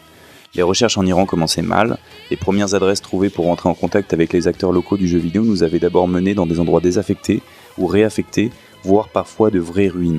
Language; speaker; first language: French; native; French